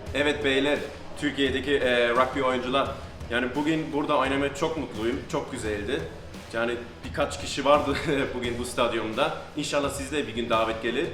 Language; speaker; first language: Turkish; early bilingual, heritage; Turkish